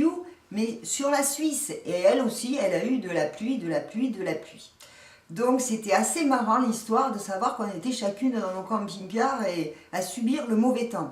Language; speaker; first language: French; native; French